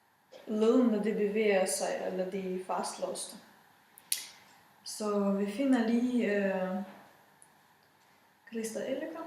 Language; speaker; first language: Danish; non-native, fluent; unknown